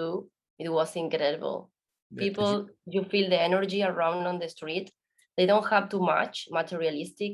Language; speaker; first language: English; non-native, learner; Spanish